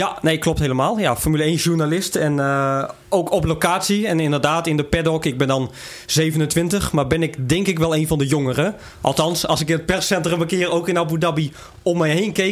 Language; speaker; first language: Dutch; native; Dutch